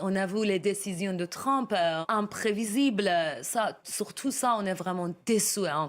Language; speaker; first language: French; non-native, learner; Persian